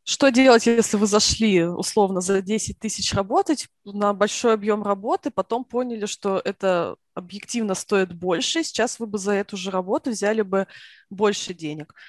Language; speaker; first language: Russian; native; Russian